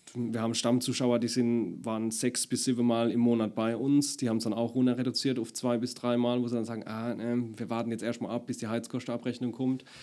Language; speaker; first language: German; native; German